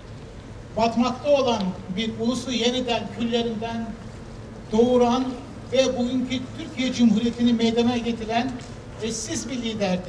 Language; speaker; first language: Turkish; native; Turkish